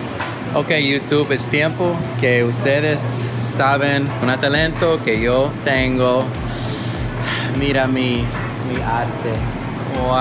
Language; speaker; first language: Spanish; non-native, learner; English